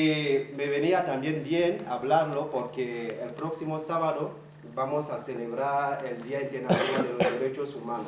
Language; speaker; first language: Spanish; non-native, fluent; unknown